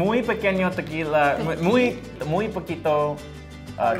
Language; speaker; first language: Spanish; non-native, learner; English